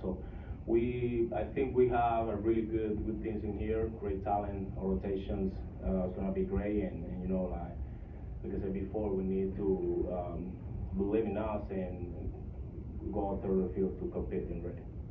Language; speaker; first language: English; non-native, fluent; Spanish